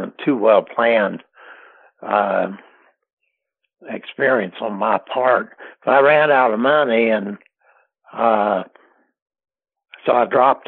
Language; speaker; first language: English; native; English